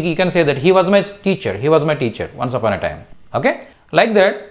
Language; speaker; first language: English; non-native, local second language; Telugu